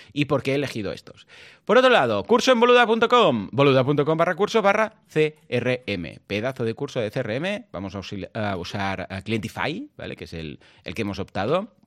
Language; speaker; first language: Spanish; non-native, local second language; Catalan